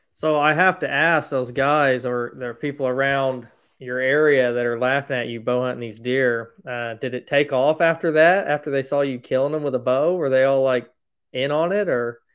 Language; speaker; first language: English; native; English